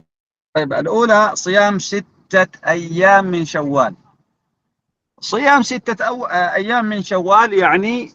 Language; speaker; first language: Arabic; native; Arabic